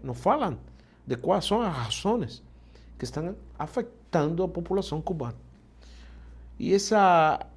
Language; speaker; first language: Portuguese; non-native, fluent; Spanish